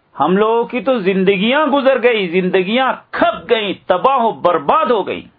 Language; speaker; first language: Urdu; native; Urdu